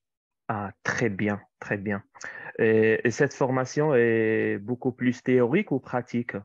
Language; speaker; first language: French; non-native, fluent; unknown